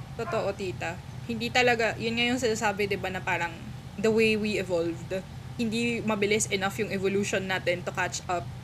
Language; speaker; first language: Filipino; native; Filipino